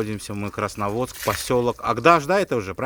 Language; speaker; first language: Russian; native; Russian